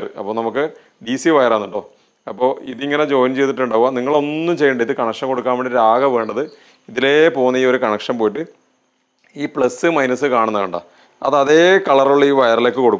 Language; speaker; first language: Malayalam; native; Malayalam